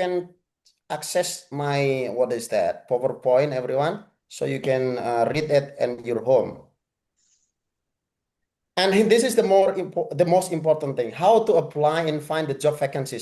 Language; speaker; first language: English; non-native, fluent; Indonesian